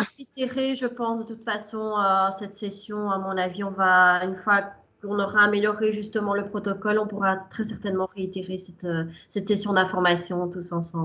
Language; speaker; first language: French; native; French